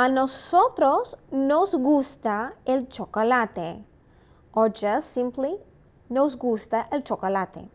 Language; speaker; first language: Spanish; non-native, fluent; English